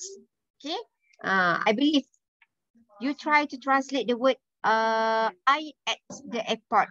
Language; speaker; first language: English; non-native, local second language; Malay